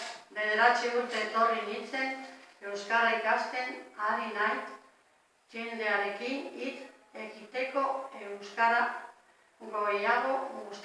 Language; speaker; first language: Basque; non-native, local second language; Spanish